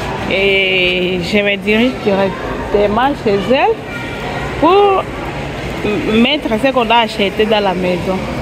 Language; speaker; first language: French; non-native, local second language; Swahili